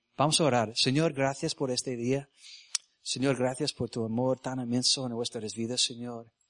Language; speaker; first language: Spanish; early bilingual, heritage; Spanish